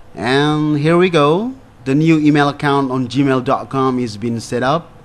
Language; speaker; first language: English; non-native, fluent; Indonesian